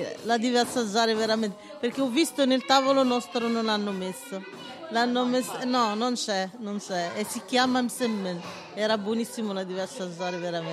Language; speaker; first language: Italian; non-native, learner; Arabic